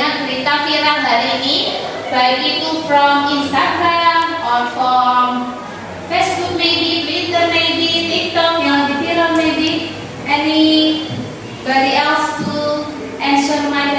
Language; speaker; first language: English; non-native, learner; Indonesian